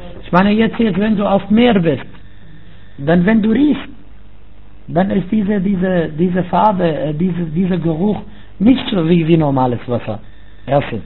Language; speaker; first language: German; non-native, fluent; Arabic